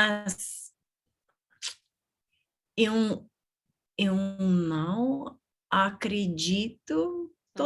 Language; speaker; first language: Portuguese; non-native, learner; English